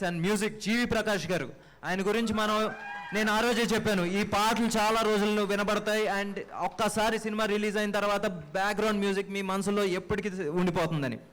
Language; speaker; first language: Telugu; native; Telugu